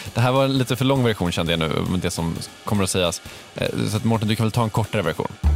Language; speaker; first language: Swedish; native; Swedish